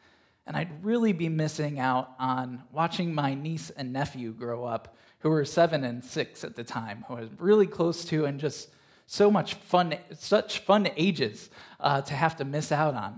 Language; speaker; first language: English; native; English